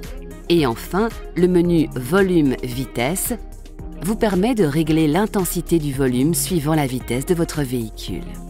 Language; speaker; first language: French; native; French